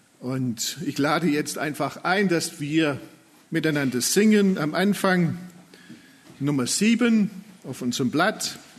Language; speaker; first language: German; non-native, fluent; English